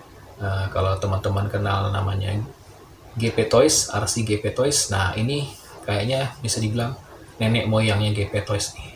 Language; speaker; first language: Indonesian; native; Indonesian